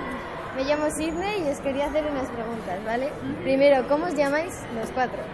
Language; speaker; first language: Spanish; native; Spanish